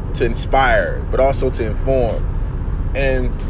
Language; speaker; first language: English; native; English